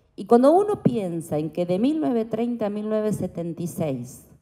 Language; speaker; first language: Spanish; native; Spanish